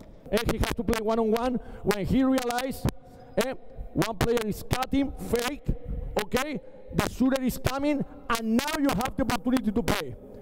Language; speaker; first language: English; non-native, learner; Spanish